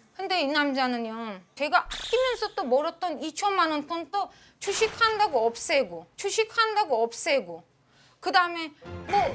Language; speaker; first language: Korean; non-native, fluent; Uzbek